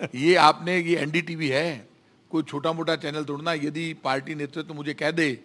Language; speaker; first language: Hindi; native; Hindi